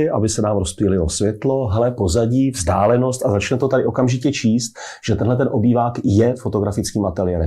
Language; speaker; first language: Czech; native; Czech